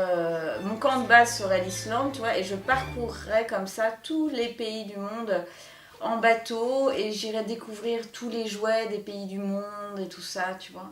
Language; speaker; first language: French; native; French